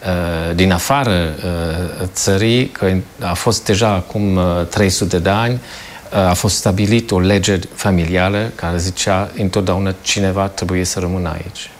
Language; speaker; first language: Romanian; non-native, fluent; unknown